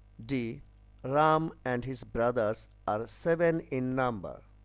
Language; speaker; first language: English; non-native, local second language; Bangla